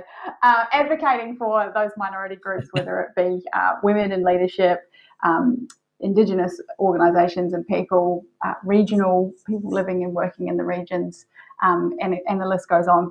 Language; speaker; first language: English; native; English